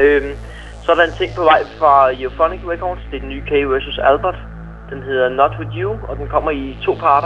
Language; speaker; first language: Danish; native; Danish